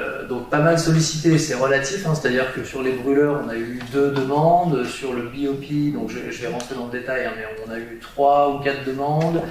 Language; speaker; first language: French; native; French